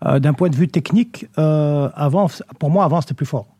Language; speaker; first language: French; native; French